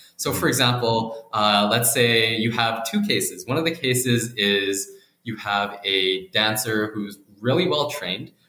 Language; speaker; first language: English; native; English